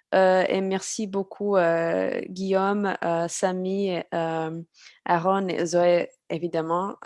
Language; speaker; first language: French; non-native, fluent; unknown